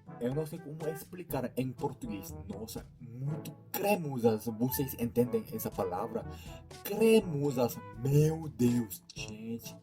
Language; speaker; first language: Portuguese; non-native, learner; Korean